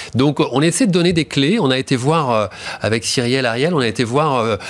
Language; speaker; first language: French; native; French